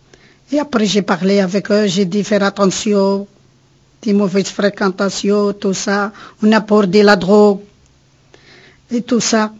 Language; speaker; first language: French; non-native, learner; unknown